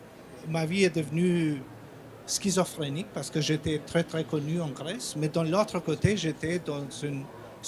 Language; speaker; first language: French; non-native, fluent; Albanian